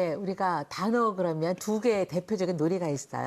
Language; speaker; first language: Korean; native; Korean